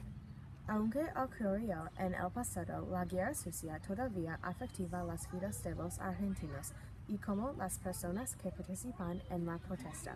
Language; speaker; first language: Spanish; non-native, learner; English